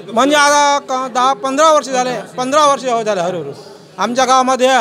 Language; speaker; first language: Hindi; non-native, local second language; Marathi